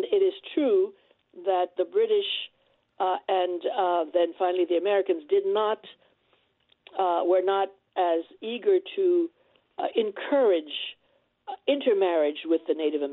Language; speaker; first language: English; non-native, fluent; French